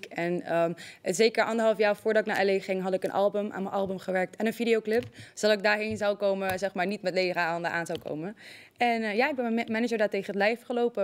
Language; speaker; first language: Dutch; native; Dutch